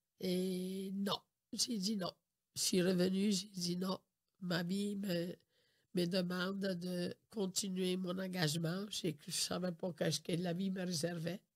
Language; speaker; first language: French; non-native, fluent; Italian